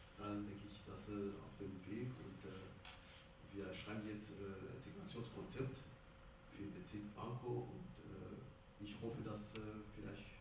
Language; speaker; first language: German; non-native, fluent; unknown